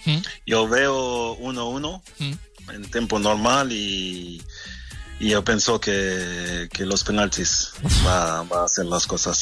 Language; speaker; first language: Spanish; non-native, fluent; French